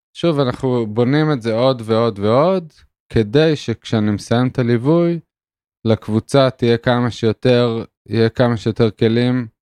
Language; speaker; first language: Hebrew; native; Hebrew